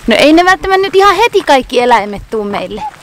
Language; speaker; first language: Finnish; native; Finnish